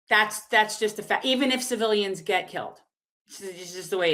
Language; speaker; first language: English; native; English